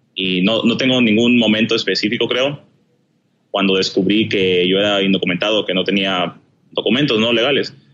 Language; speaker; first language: Spanish; early bilingual, heritage; Spanish